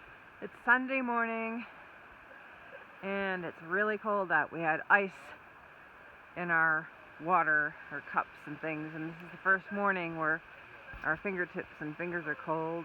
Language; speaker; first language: English; non-native, fluent; German